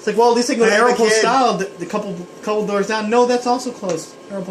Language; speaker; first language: English; native; English